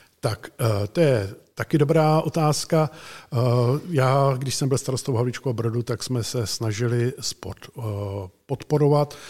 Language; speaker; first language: Czech; native; Czech